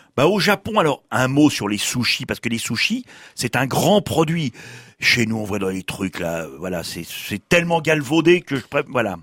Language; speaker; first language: French; native; French